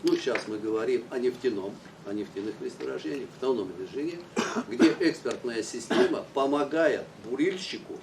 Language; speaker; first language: Russian; native; Russian